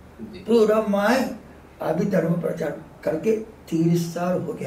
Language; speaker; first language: Hindi; non-native, fluent; Japanese